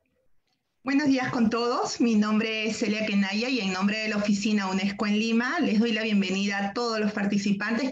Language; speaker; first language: Spanish; native; Spanish